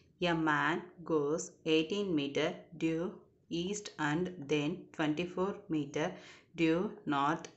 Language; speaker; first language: English; non-native, local second language; Tamil